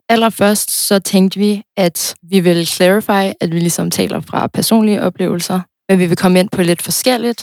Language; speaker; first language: Danish; early bilingual, other home language; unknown